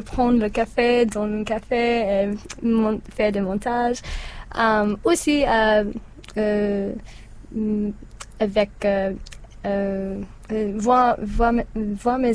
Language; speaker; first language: French; non-native, learner; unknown